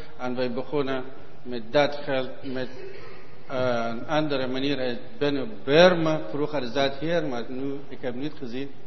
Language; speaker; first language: Dutch; non-native, learner; Arabic